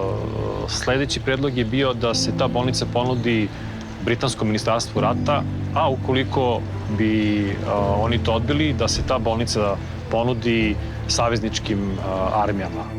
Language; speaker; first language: Bosnian; native; Bosnian